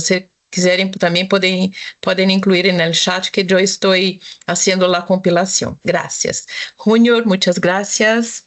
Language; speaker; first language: Spanish; non-native, local second language; Portuguese